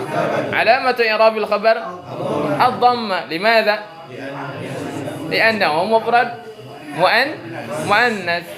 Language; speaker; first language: Arabic; non-native, fluent; Indonesian